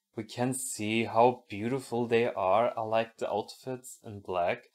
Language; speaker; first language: English; non-native, fluent; German